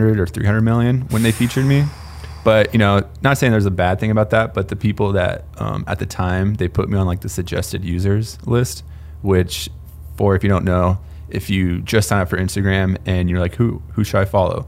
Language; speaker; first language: English; native; English